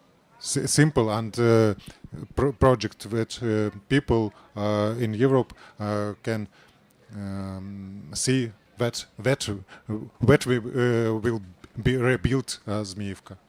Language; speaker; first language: English; non-native, learner; Ukrainian